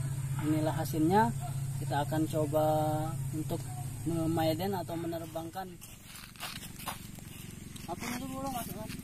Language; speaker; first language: Indonesian; native; Indonesian